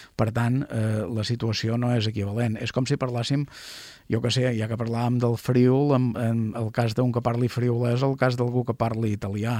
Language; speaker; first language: Catalan; native; Catalan